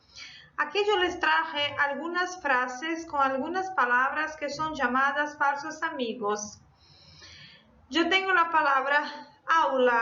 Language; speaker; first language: Spanish; non-native, fluent; Portuguese